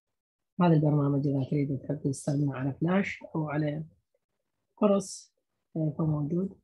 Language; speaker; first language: Arabic; native; Arabic